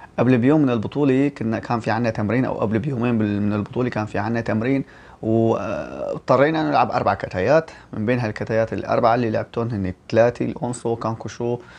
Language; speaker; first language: Arabic; native; Arabic